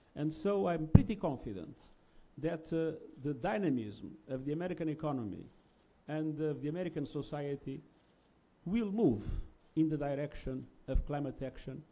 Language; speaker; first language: English; non-native, fluent; Portuguese